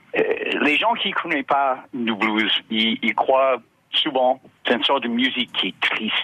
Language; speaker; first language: French; non-native, learner; English